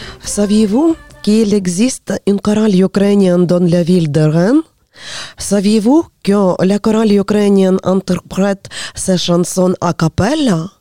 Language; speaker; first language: French; non-native, learner; Ukrainian